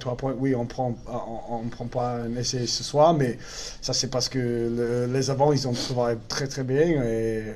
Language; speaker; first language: French; non-native, learner; English